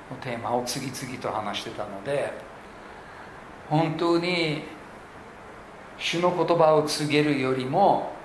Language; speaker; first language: Japanese; non-native, local second language; English